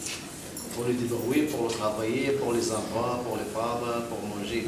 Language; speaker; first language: French; non-native, learner; Arabic